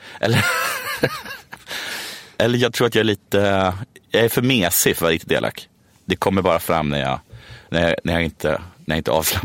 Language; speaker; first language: Swedish; native; Swedish